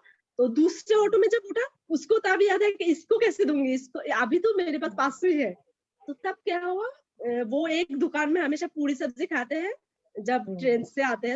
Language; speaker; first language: Hindi; native; Hindi